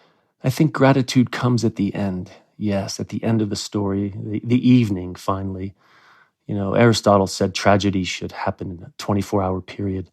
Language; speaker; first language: English; native; English